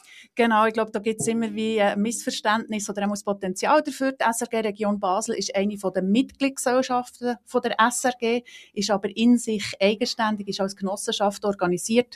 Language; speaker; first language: German; native; German